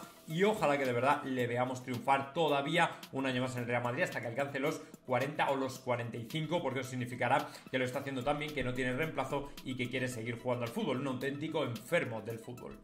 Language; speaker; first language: Spanish; native; Spanish